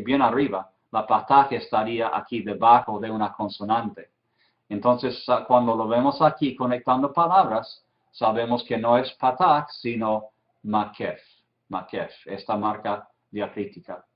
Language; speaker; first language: Spanish; non-native, fluent; English